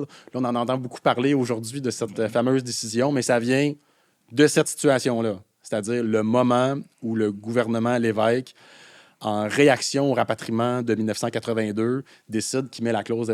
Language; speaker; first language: French; native; French